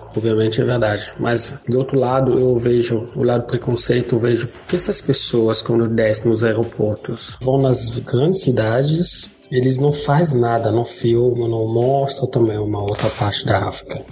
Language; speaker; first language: Portuguese; non-native, fluent; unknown